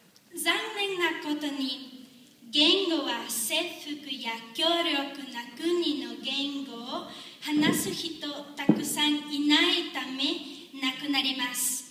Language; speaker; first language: Japanese; non-native, learner; Spanish